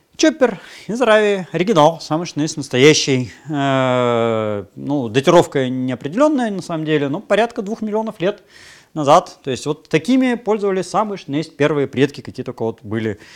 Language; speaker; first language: Russian; native; Russian